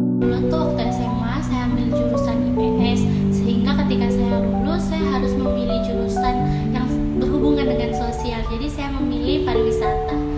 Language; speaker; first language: Indonesian; early bilingual, heritage; Indonesian